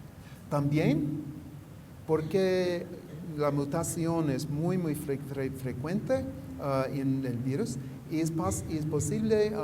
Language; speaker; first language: Spanish; non-native, fluent; English